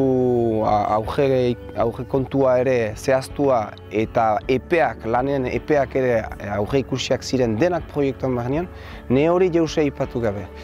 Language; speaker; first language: Basque; native; Basque